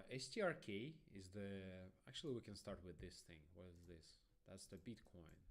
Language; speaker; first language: English; non-native, fluent; Russian